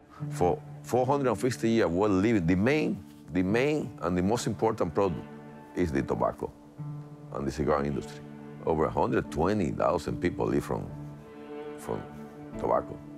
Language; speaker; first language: English; non-native, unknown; Spanish